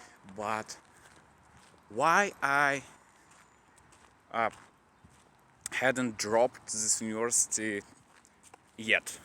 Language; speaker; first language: English; non-native, learner; Russian